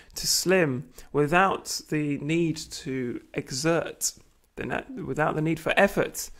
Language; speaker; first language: English; native; English